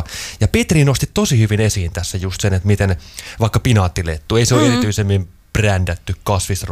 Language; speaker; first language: Finnish; native; Finnish